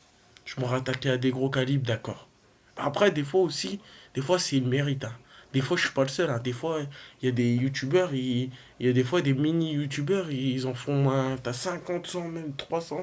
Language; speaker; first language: French; native; French